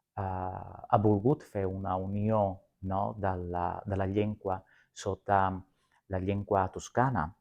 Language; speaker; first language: Catalan; non-native, fluent; Sicilian